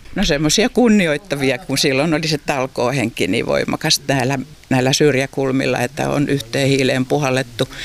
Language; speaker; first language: Finnish; native; Finnish